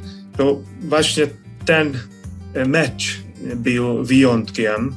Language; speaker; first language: Polish; non-native, fluent; Hungarian